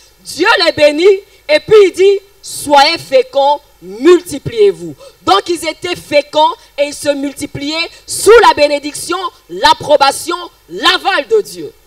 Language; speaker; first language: French; non-native, local second language; Lingala